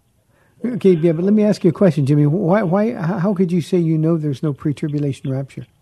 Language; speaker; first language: English; native; English